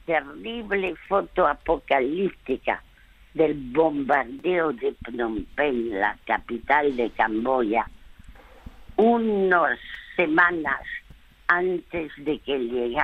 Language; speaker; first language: Spanish; early bilingual, other home language; French